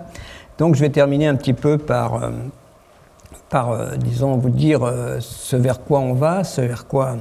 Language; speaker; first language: French; native; French